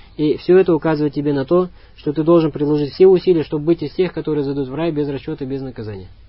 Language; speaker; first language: Russian; non-native, local second language; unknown